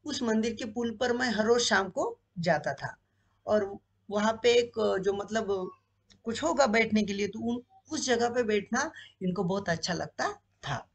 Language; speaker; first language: Hindi; non-native, local second language; Marathi